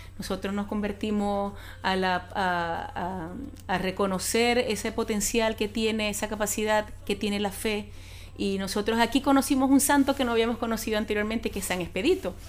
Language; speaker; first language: Spanish; native; Spanish